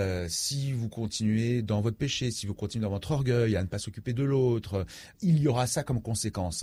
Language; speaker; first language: French; native; French